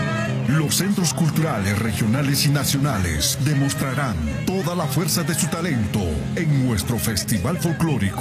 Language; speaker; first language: Spanish; native; Spanish